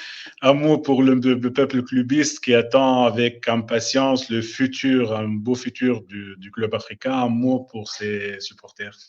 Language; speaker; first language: French; non-native, local second language; Arabic